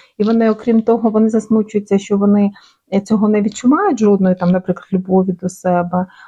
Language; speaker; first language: Ukrainian; non-native, local second language; Russian